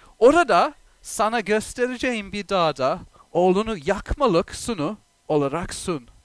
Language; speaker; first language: Turkish; non-native, fluent; English